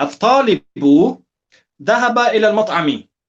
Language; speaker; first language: Arabic; non-native, fluent; English